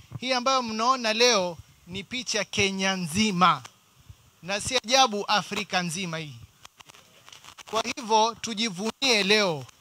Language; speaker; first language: Swahili; native; Swahili